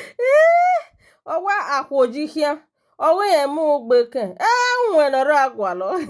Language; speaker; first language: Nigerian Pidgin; non-native, local second language; Igbo